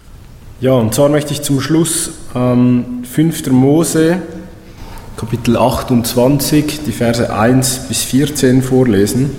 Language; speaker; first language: German; native; German